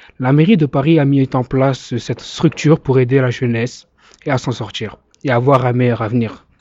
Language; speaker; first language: French; native; French